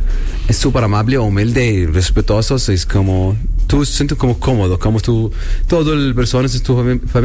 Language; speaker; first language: Spanish; non-native, learner; Arabic